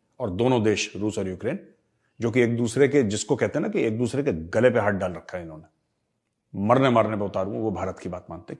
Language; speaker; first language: Hindi; native; Hindi